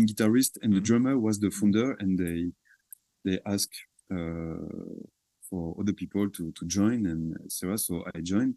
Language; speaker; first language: English; non-native, fluent; French